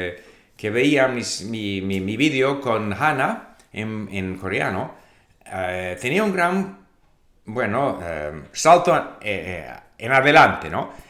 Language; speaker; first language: Spanish; non-native, fluent; English